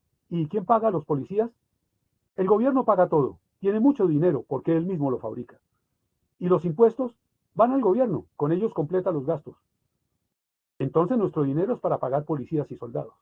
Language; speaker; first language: Spanish; native; Spanish